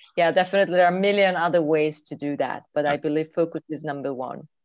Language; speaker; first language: English; non-native, fluent; Hungarian